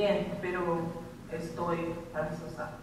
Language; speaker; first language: Spanish; non-native, learner; English